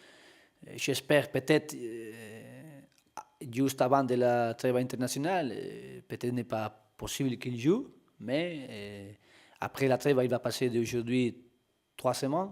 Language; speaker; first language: French; non-native, learner; Spanish